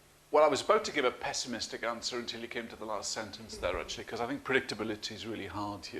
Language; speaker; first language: English; native; English